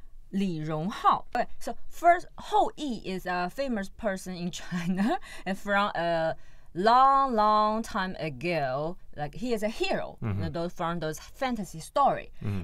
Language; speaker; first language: English; non-native, fluent; Chinese